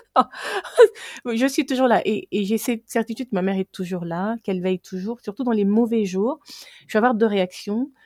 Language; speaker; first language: French; non-native, local second language; Fang